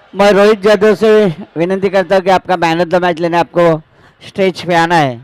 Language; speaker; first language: Hindi; non-native, local second language; Marathi